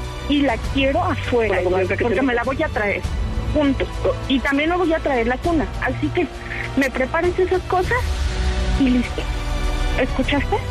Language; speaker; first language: Spanish; native; Spanish